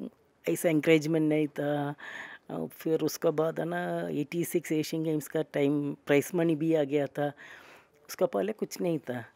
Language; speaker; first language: Hindi; non-native, local second language; Malayalam